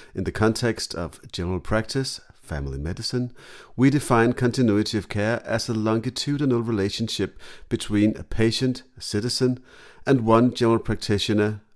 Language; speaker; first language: English; non-native, fluent; Danish